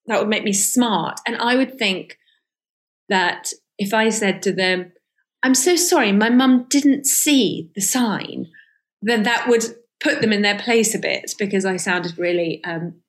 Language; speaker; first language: English; early bilingual, other home language; Persian